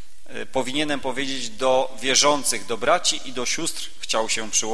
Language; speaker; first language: Polish; native; Polish